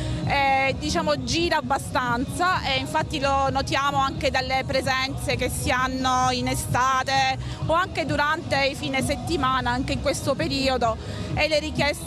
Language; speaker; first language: Italian; native; Italian